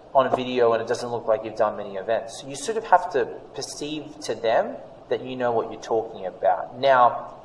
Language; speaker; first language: English; native; English